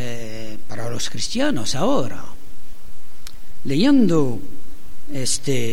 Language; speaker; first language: Spanish; non-native, fluent; French